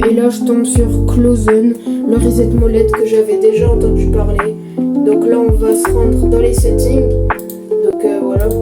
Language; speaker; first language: French; native; French